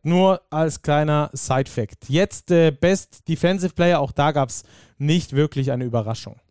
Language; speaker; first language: German; native; German